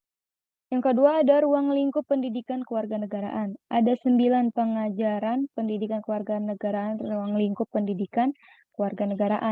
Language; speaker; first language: Indonesian; native; Indonesian